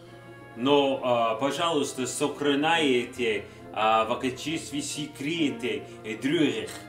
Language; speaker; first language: Russian; non-native, learner; English